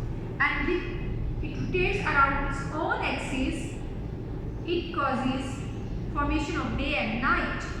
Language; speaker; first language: English; non-native, local second language; Urdu